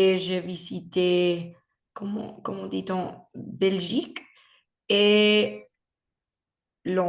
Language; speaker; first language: French; non-native, learner; Spanish